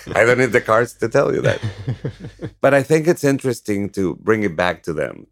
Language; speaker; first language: English; non-native, fluent; Spanish